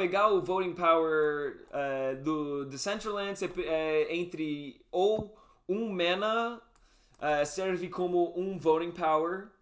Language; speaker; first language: Portuguese; non-native, fluent; English